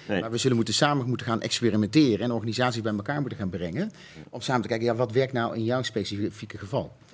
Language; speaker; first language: Dutch; native; Dutch